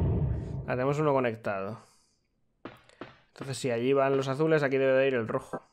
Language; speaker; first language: Spanish; native; Spanish